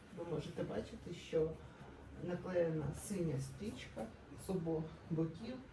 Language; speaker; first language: Ukrainian; non-native, local second language; Russian